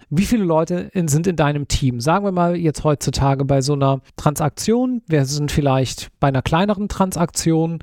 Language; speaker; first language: German; native; German